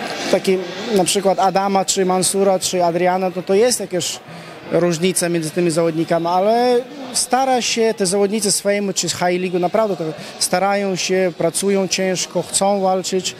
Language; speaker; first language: Polish; non-native, fluent; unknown